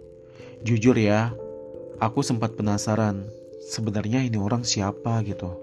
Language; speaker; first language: Indonesian; native; Indonesian